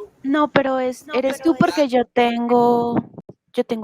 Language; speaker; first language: Spanish; native; Spanish